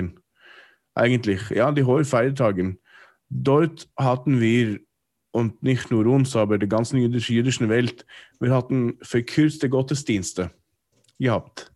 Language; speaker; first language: German; non-native, fluent; English